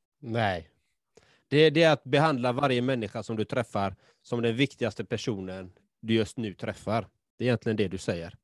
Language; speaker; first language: Swedish; native; Swedish